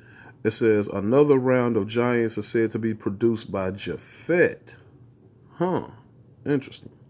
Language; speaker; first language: English; native; English